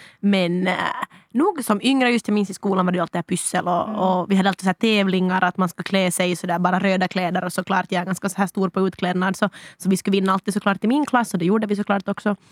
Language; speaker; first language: Swedish; native; Swedish